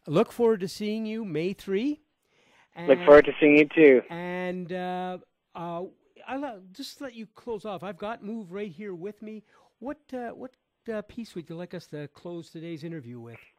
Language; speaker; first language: English; native; English